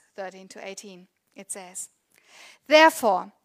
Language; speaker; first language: English; non-native, fluent; German